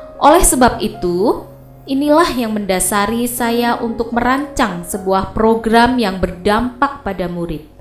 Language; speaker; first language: Indonesian; non-native, local second language; Javanese